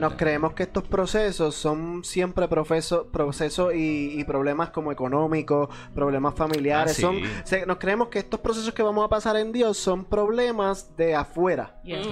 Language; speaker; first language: Spanish; native; Spanish